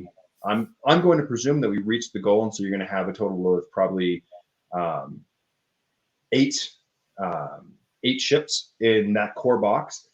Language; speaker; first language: English; native; English